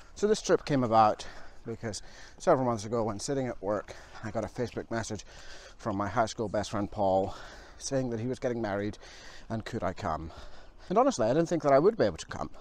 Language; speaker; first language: English; native; English